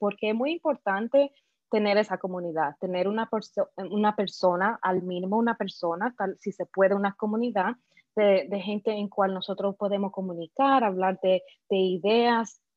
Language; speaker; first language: Spanish; native; Spanish